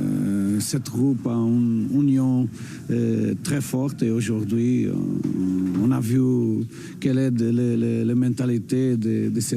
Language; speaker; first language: French; non-native, learner; Portuguese